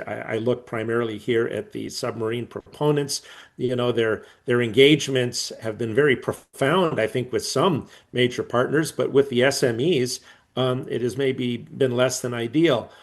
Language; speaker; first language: English; native; English